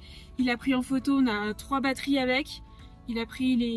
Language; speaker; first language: French; native; French